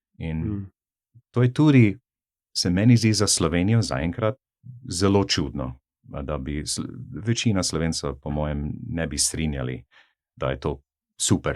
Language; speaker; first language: Slovenian; non-native, fluent; English